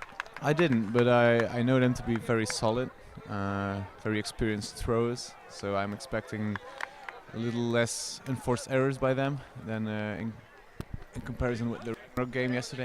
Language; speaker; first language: English; non-native, fluent; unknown